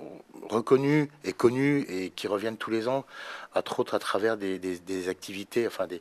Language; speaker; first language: French; native; French